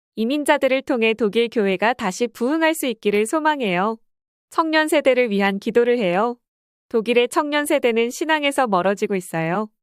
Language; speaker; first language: Korean; native; Korean